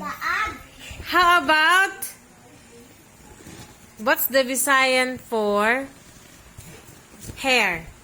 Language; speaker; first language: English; non-native, local second language; Cebuano